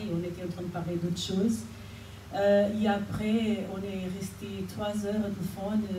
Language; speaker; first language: French; non-native, fluent; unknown